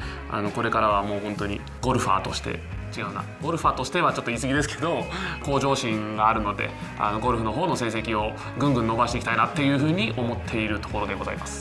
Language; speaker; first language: Japanese; native; Japanese